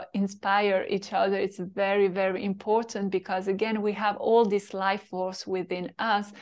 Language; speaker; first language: English; non-native, fluent; French